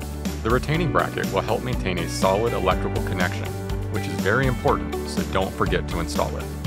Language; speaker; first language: English; native; English